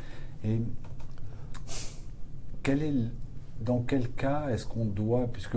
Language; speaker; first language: French; native; French